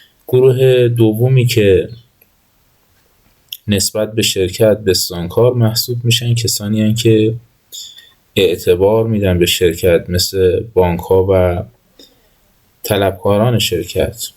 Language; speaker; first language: Persian; native; Persian